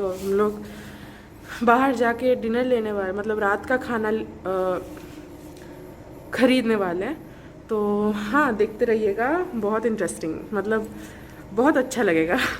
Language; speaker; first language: Hindi; non-native, local second language; Bangla